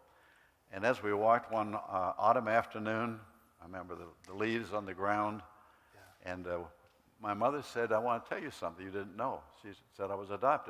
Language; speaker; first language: English; native; English